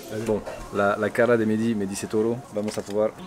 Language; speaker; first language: Spanish; non-native, fluent; French